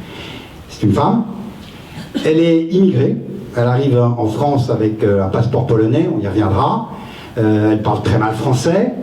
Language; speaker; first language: French; native; French